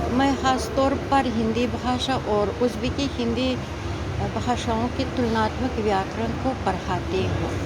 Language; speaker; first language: Hindi; non-native, fluent; Uzbek